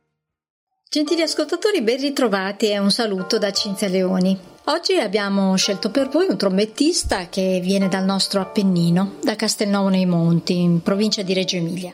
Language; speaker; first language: Italian; native; Italian